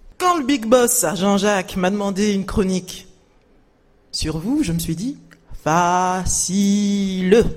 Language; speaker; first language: French; native; French